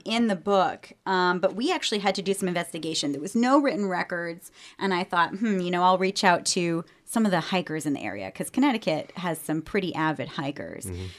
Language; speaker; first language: English; native; English